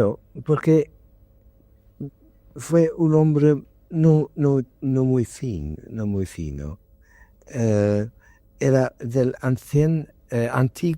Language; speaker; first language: Spanish; non-native, learner; English